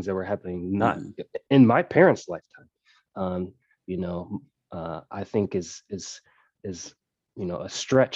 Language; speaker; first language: English; native; English